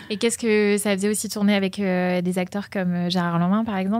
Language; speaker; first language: French; native; French